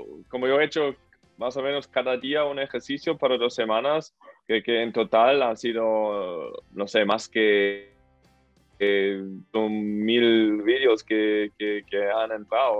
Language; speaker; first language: Spanish; non-native, fluent; German